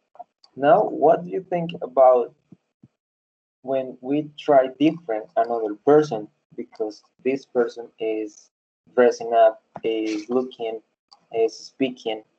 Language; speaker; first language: English; non-native, fluent; Spanish